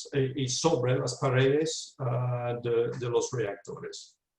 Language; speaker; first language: Spanish; non-native, fluent; English